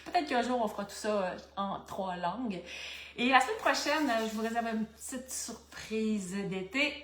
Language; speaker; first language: French; native; French